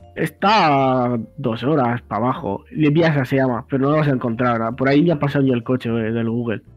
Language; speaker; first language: Spanish; early bilingual, other home language; Russian